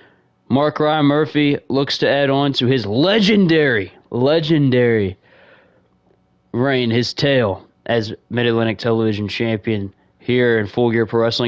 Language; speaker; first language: English; native; English